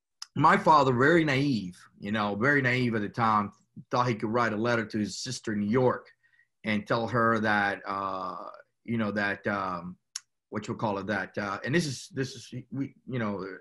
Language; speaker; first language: English; early bilingual, other home language; Spanish